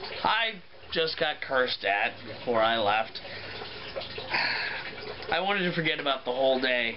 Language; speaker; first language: English; native; English